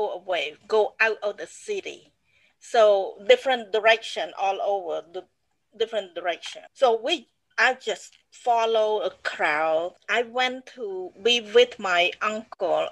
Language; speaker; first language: English; non-native, fluent; Khmer